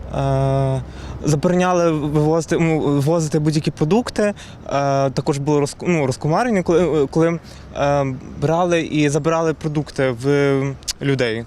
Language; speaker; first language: Ukrainian; native; Ukrainian